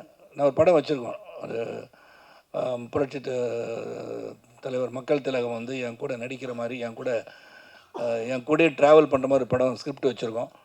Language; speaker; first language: Tamil; native; Tamil